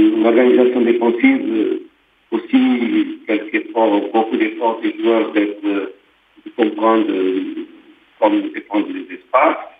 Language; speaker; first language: French; non-native, fluent; Portuguese